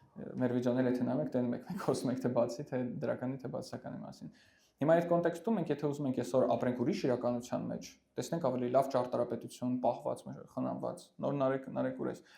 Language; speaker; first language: Armenian; early bilingual, heritage; Armenian